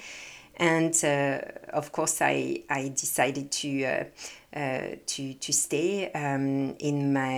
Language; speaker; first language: English; non-native, fluent; French